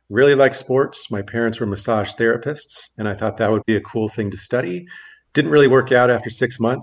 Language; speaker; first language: English; native; English